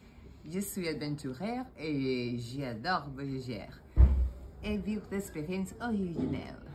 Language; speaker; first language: French; non-native, learner; Spanish